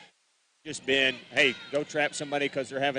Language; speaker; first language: English; native; English